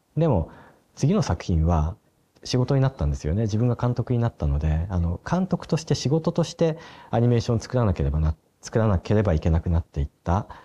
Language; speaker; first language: Japanese; native; Japanese